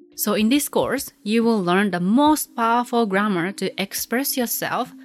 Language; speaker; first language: English; non-native, fluent; Japanese